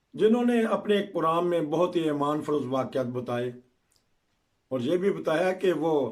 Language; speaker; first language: Urdu; non-native, local second language; Punjabi